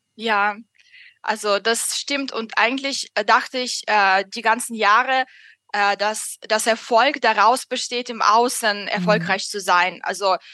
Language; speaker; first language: German; non-native, fluent; Russian